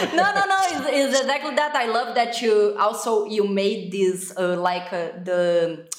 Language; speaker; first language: English; non-native, fluent; Portuguese